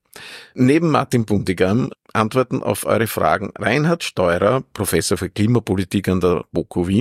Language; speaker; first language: German; native; German